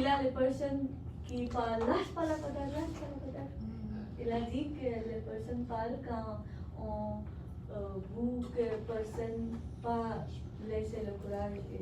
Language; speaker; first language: French; non-native, learner; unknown